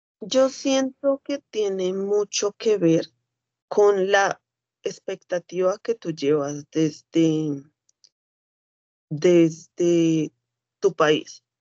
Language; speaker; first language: Spanish; native; Spanish